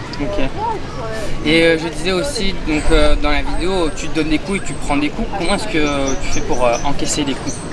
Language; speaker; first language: French; native; French